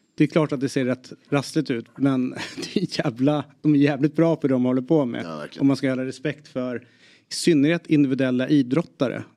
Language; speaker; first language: Swedish; native; Swedish